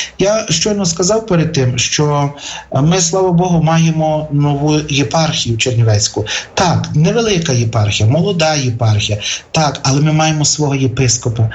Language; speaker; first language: Ukrainian; native; Ukrainian